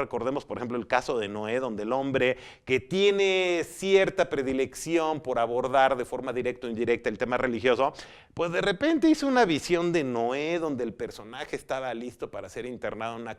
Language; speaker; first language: Spanish; native; Spanish